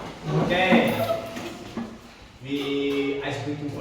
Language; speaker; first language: English; non-native, learner; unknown